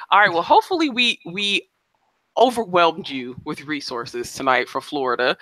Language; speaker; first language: English; native; English